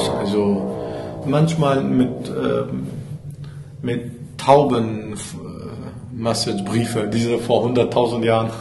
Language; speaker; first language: German; non-native, fluent; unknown